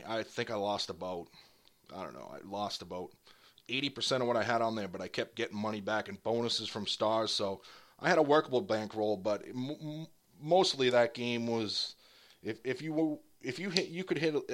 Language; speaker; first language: English; native; English